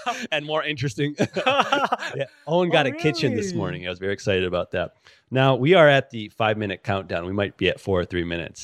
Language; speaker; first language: English; native; English